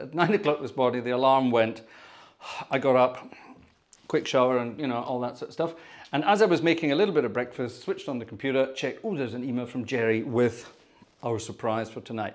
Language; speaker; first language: English; native; English